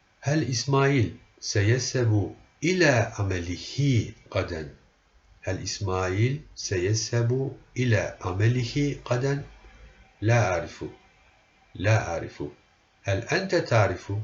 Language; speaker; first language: Arabic; non-native, fluent; Turkish